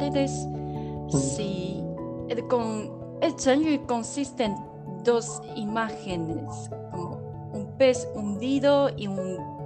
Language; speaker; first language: Spanish; non-native, learner; Chinese